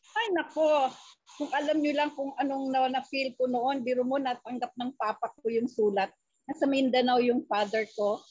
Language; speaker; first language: Filipino; non-native, local second language; Cebuano